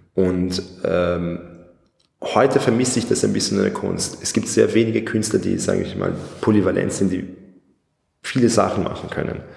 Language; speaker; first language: German; early bilingual, other home language; Persian